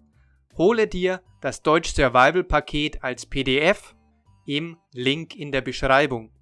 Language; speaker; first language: German; native; German